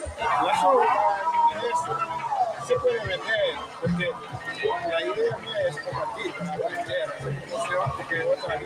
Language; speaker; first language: Spanish; non-native, learner; Haitian Creole